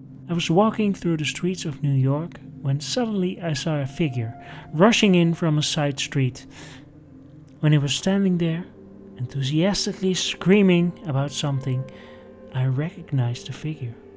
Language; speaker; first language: English; non-native, fluent; Dutch